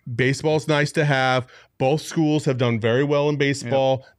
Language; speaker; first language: English; native; English